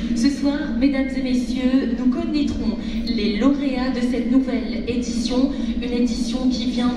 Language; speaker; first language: French; non-native, local second language; Arabic